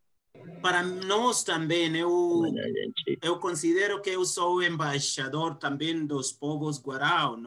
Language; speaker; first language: Portuguese; non-native, fluent; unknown